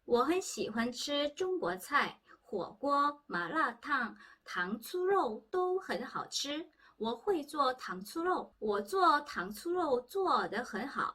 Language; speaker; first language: Chinese; non-native, fluent; Korean